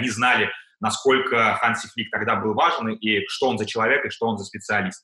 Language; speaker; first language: Russian; native; Russian